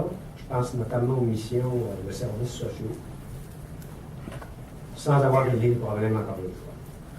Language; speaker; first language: French; native; French